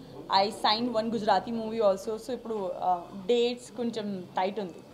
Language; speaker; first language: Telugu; non-native, learner; Gujarati